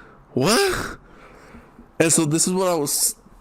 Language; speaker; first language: English; native; English